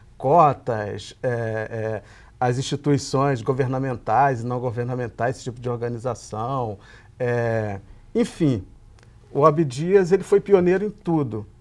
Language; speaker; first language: Portuguese; native; Portuguese